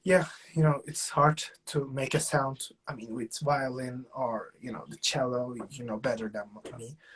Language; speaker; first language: English; non-native, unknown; Turkish